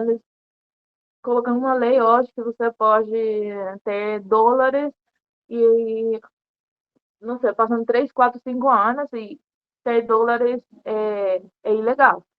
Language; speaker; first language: Portuguese; non-native, learner; Spanish